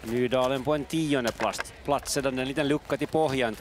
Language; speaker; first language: Swedish; native; Swedish